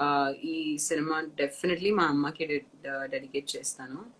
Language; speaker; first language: Telugu; non-native, fluent; Tamil